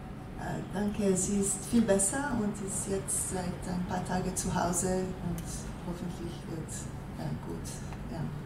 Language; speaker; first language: German; non-native, learner; English